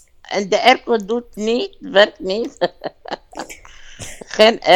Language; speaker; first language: Dutch; non-native, fluent; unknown